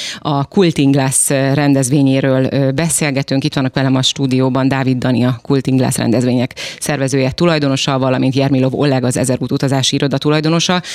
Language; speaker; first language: Hungarian; native; Hungarian